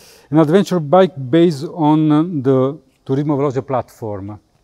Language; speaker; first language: English; non-native, fluent; Italian